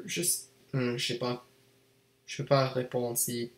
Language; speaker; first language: French; non-native, learner; English